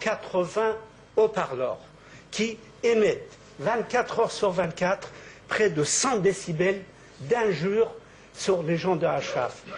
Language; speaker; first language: French; native; French